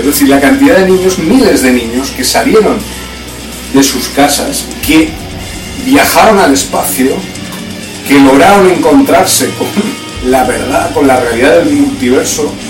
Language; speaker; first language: Spanish; native; Spanish